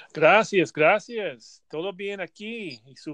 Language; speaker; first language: Spanish; non-native, learner; English